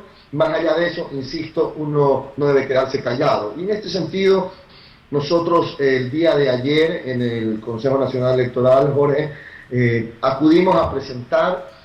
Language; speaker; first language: Spanish; native; Spanish